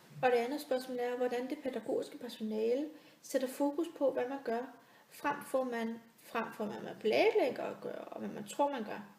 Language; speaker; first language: Danish; native; Danish